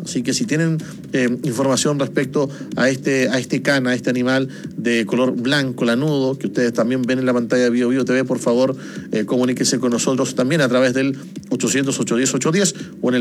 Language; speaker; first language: Spanish; native; Spanish